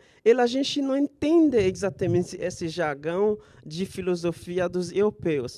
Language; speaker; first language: Portuguese; non-native, fluent; Haitian Creole